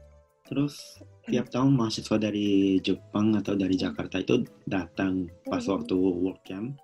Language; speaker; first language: Indonesian; non-native, local second language; Japanese